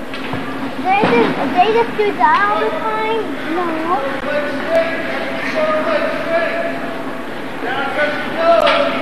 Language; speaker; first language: English; non-native, fluent; Hebrew